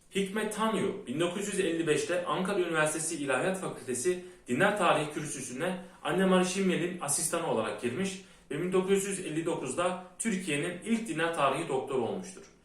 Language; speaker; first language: Turkish; early bilingual, heritage; Turkish